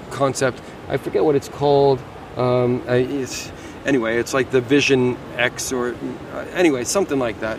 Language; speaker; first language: English; native; English